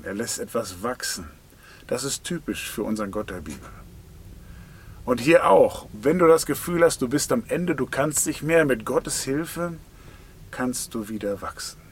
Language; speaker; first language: German; native; German